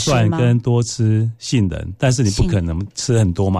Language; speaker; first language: Chinese; native; Chinese